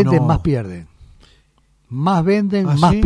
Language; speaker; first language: Spanish; native; Spanish